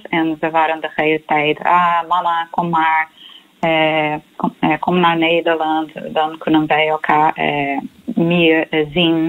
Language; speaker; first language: Dutch; non-native, local second language; Portuguese